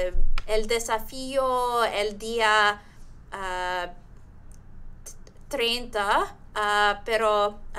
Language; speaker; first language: Spanish; non-native, learner; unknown